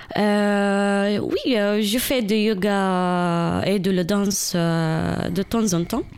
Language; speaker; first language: French; non-native, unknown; Arabic